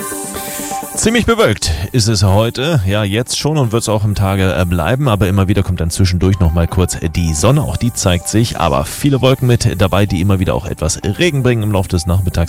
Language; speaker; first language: German; native; German